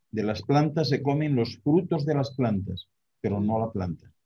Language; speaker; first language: Spanish; native; Spanish